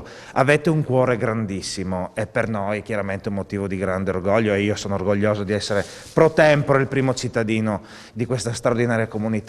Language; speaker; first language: Italian; native; Italian